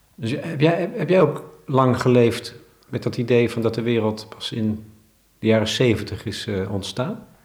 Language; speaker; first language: Dutch; native; Dutch